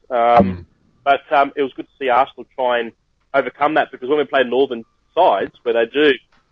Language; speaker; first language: English; native; English